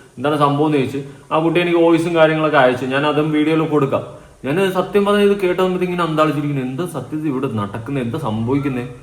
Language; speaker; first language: Malayalam; native; Malayalam